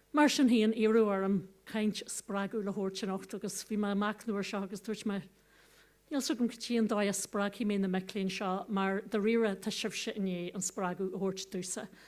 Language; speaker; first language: Irish; non-native, local second language; English